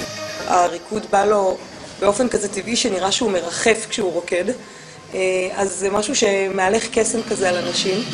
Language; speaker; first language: Hebrew; native; Hebrew